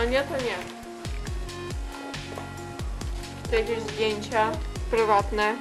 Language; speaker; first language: Polish; non-native, fluent; Ukrainian